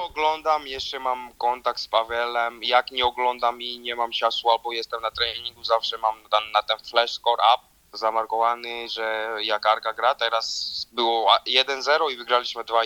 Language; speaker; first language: Polish; non-native, learner; Georgian